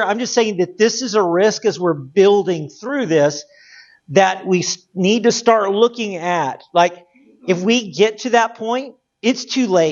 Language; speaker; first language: English; native; English